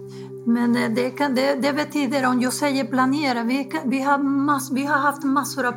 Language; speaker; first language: Swedish; non-native, fluent; Spanish